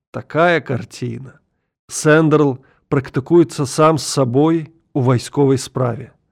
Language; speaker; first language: Belarusian; native; Belarusian